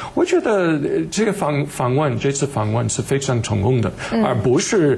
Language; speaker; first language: Chinese; non-native, fluent; English